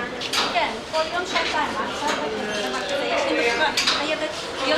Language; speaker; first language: Hebrew; non-native, local second language; Arabic